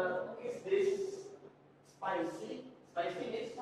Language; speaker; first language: English; non-native, learner; Indonesian